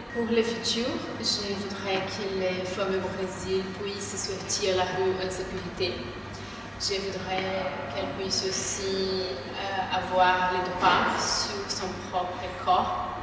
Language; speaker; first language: French; non-native, fluent; Portuguese